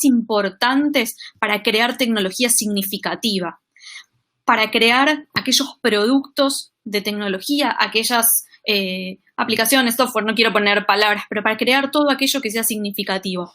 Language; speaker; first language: Spanish; native; Spanish